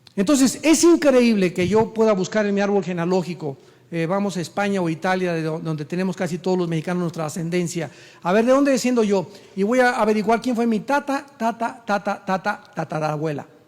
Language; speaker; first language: Spanish; native; Spanish